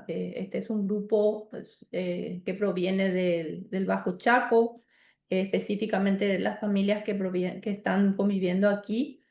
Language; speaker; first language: Spanish; native; Spanish